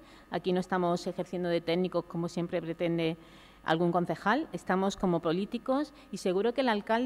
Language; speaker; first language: Spanish; native; Spanish